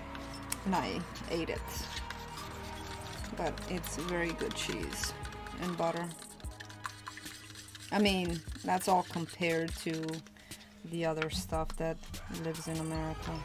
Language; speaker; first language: English; non-native, fluent; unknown